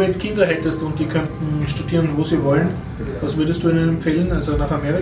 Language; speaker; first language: German; native; German